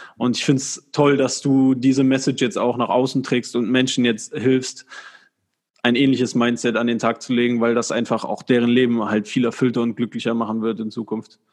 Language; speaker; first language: German; native; German